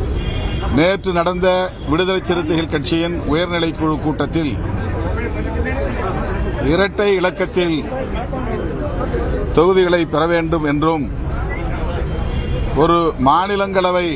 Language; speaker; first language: Tamil; native; Tamil